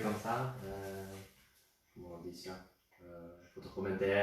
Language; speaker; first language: French; non-native, learner; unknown